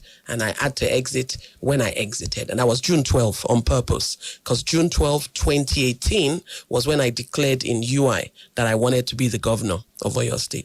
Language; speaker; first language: English; non-native, local second language; Yoruba